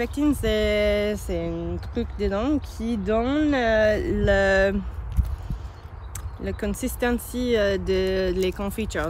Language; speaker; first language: French; non-native, learner; English